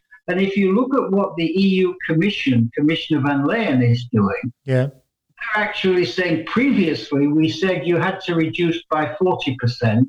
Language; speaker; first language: English; native; English